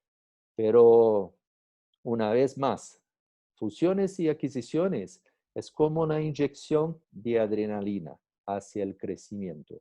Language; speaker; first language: Spanish; non-native, fluent; Portuguese